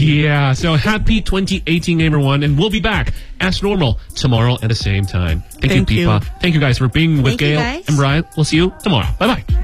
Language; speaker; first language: English; native; English